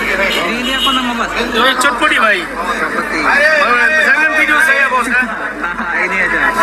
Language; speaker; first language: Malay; non-native, learner; Bangla